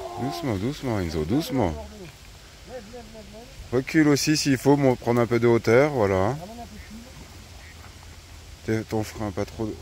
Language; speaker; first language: French; native; French